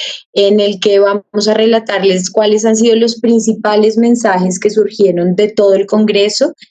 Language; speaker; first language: Spanish; native; Spanish